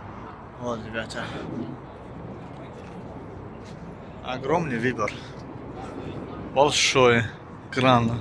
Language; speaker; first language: Russian; non-native, learner; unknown